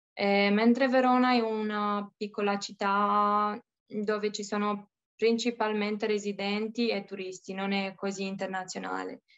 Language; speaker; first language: Italian; non-native, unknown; Romanian